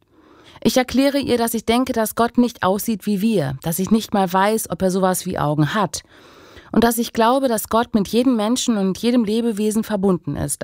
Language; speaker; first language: German; native; German